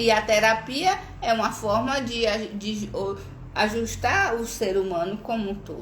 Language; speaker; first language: Portuguese; native; Portuguese